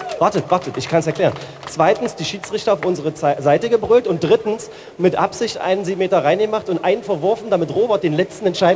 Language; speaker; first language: German; native; German